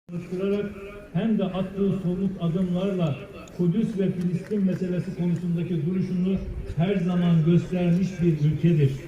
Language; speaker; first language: Turkish; native; Turkish